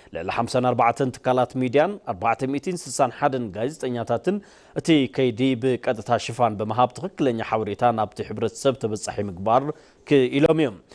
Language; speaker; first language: Tigrinya; native; Tigrinya